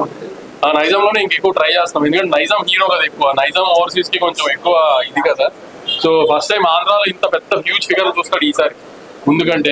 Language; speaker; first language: Telugu; native; Telugu